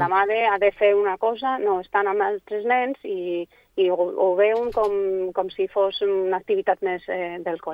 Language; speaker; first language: Catalan; non-native, local second language; Spanish